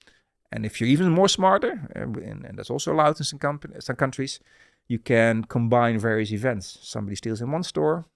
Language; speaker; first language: English; non-native, fluent; Dutch